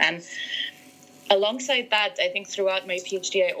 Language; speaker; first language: English; non-native, local second language; Arabic